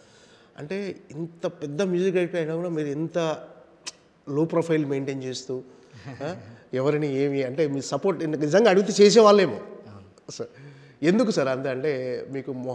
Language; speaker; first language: Telugu; native; Telugu